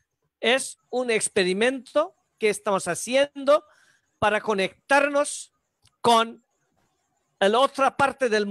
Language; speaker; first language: Spanish; non-native, learner; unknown